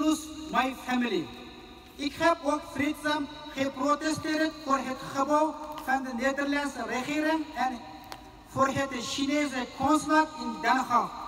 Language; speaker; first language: Dutch; non-native, fluent; Uyghur